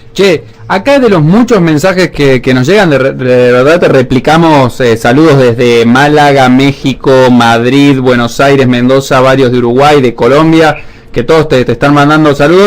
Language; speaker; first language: Spanish; native; Spanish